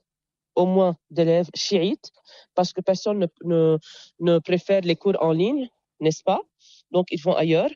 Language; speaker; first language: French; non-native, local second language; Arabic